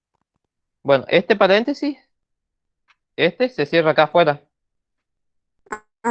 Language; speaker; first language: Spanish; native; Spanish